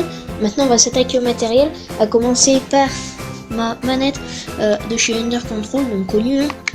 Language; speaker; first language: French; native; French